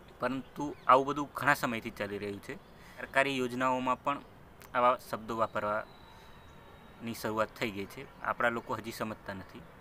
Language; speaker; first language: Gujarati; non-native, local second language; Rathawi